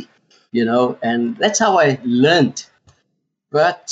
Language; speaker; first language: English; non-native, local second language; Afrikaans